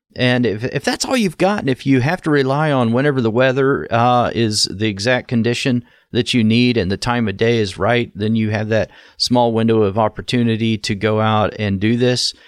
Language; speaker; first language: English; native; English